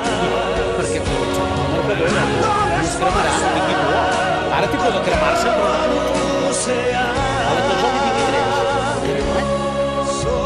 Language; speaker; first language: Catalan; native; Catalan